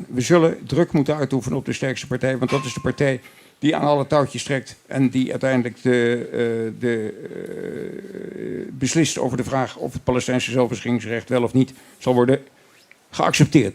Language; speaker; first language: Dutch; native; Dutch